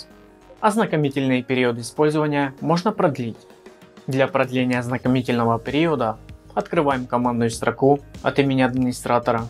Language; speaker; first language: Russian; native; Russian